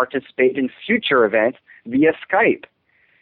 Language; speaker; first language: English; non-native, fluent; French